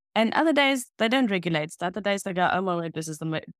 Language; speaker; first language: English; non-native, local second language; Afrikaans